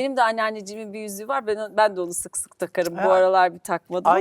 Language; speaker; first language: Turkish; native; Turkish